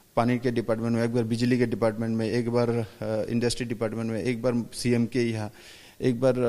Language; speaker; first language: Hindi; non-native, local second language; Bangla